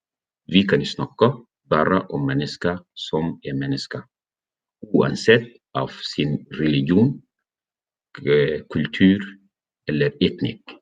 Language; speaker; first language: Norwegian; non-native, learner; Arabic